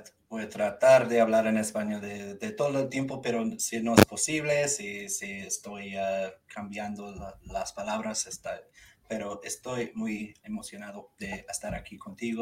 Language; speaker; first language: Spanish; early bilingual, other home language; English